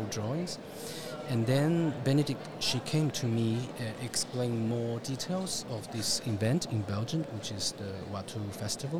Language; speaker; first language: English; non-native, fluent; Chinese